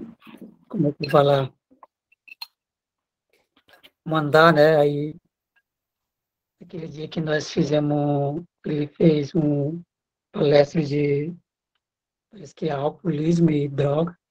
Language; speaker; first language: Portuguese; non-native, local second language; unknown